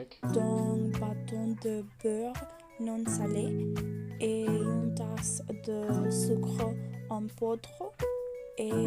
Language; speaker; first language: French; non-native, learner; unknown